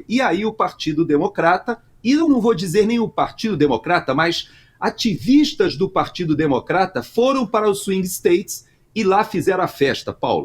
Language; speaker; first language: Portuguese; native; Portuguese